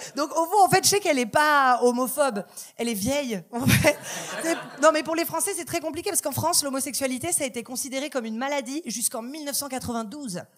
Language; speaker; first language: French; native; French